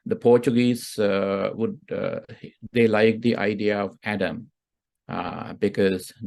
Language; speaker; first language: English; non-native, local second language; Sinhala